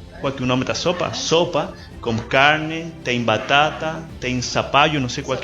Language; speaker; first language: Portuguese; non-native, learner; Spanish